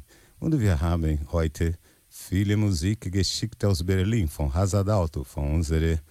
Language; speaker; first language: German; non-native, learner; Portuguese